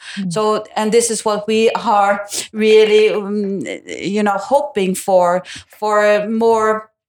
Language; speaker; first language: English; non-native, fluent; Italian